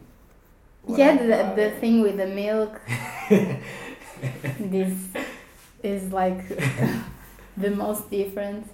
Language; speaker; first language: English; non-native, fluent; Portuguese